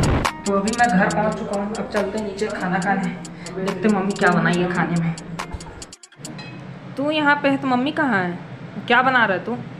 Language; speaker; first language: Hindi; native; Hindi